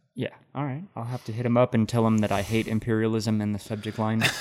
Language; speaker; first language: English; native; English